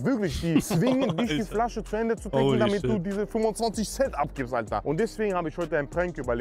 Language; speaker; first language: German; native; German